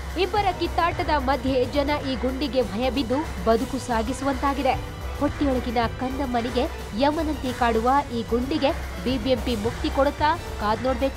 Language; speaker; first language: Kannada; native; Kannada